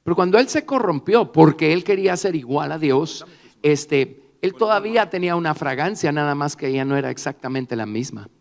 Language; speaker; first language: Spanish; native; Spanish